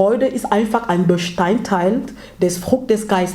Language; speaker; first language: German; non-native, learner; French